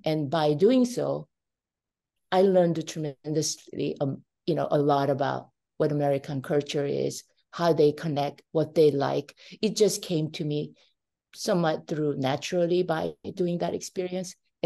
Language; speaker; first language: English; non-native, fluent; Korean